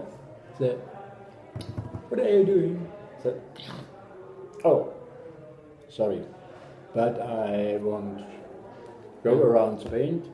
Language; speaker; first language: English; non-native, learner; German